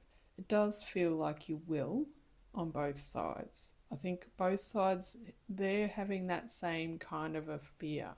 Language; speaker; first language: English; native; English